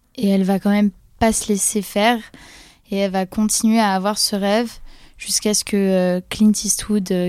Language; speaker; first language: French; non-native, fluent; Polish